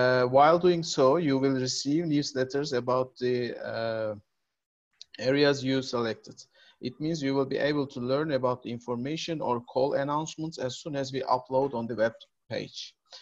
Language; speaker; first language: English; non-native, fluent; Turkish